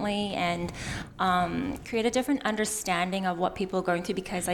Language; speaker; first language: English; native; English